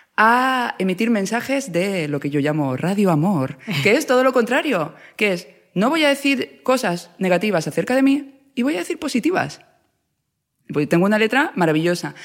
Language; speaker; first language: Spanish; native; Spanish